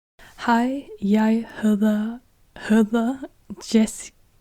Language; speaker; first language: Danish; non-native, learner; German